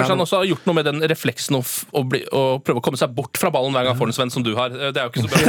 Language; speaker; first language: Norwegian; native; Norwegian